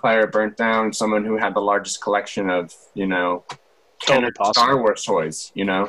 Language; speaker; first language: English; native; English